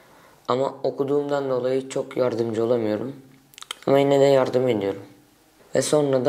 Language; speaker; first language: Turkish; early bilingual, other home language; Uyghur